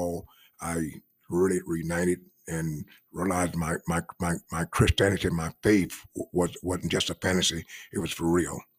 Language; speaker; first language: English; native; English